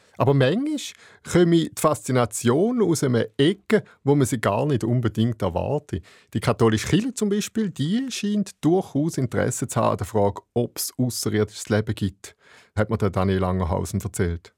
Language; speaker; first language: German; native; German